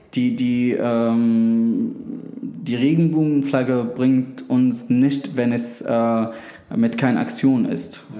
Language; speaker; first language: German; non-native, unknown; Arabic